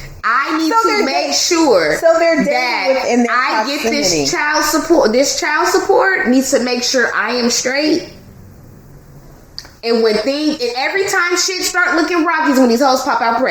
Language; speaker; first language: English; native; English